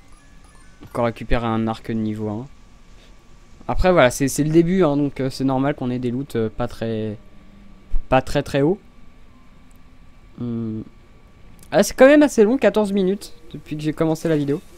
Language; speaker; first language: French; native; French